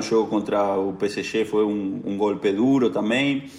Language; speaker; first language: Portuguese; non-native, learner; Spanish